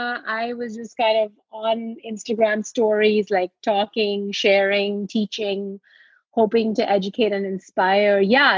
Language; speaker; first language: English; non-native, local second language; Hindi